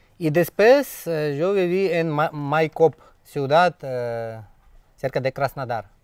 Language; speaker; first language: Spanish; non-native, learner; Russian